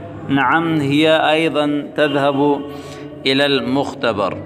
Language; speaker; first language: Arabic; non-native, fluent; Urdu